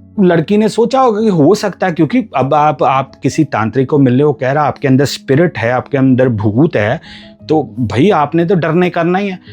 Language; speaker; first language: Hindi; non-native, local second language; Punjabi